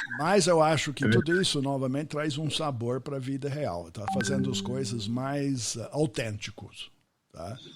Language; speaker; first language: Portuguese; non-native, fluent; English